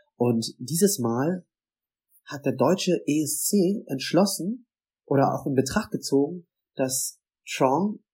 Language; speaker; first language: German; native; German